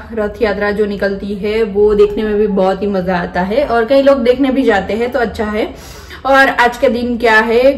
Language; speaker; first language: Hindi; non-native, local second language; Gujarati